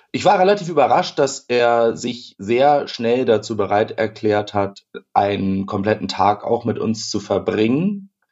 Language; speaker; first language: German; native; German